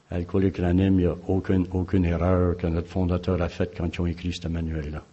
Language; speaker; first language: French; native; French